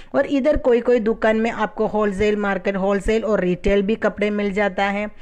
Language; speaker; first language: Hindi; non-native, fluent; Tamil